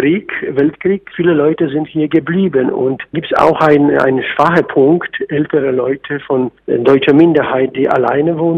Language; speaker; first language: German; non-native, fluent; Polish